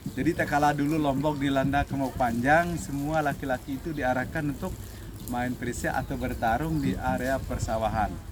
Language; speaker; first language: Indonesian; non-native, local second language; Sasak